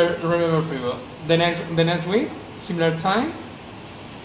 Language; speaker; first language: English; non-native, learner; Spanish